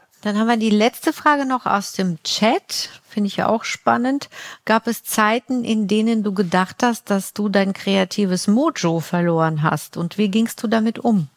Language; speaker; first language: German; native; German